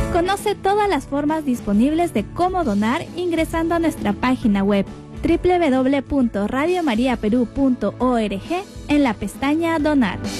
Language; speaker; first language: Spanish; native; Spanish